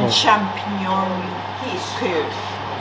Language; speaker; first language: German; non-native, learner; Spanish